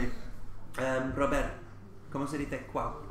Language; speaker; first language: Spanish; non-native, fluent; English